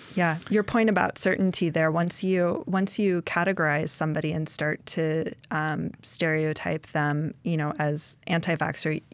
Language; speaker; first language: English; native; English